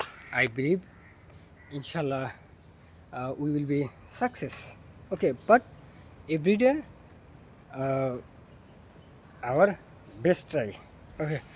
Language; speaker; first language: English; non-native, learner; Bangla